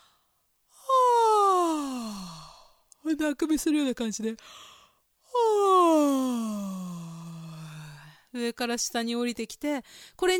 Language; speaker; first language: Japanese; native; Japanese